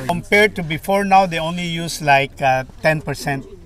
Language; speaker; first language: English; non-native, fluent; Chinese